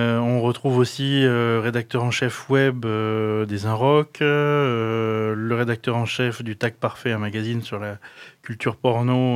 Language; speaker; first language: French; native; French